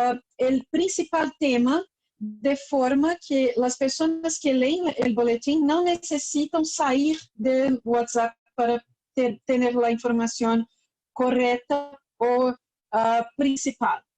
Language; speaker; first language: Spanish; non-native, learner; Portuguese